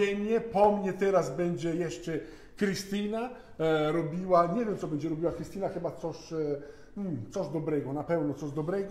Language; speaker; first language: Polish; non-native, fluent; Italian